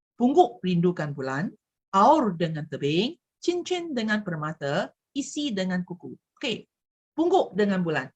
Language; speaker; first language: Malay; non-native, local second language; Chinese